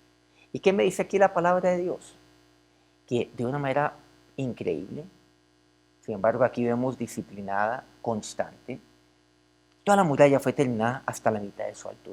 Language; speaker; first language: Spanish; native; Spanish